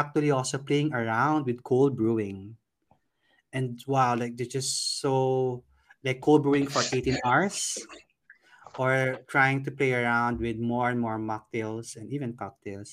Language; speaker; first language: English; non-native, local second language; Filipino